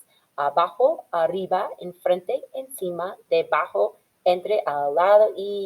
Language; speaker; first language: Spanish; non-native, fluent; English